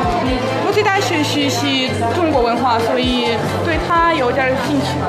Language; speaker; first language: Chinese; non-native, learner; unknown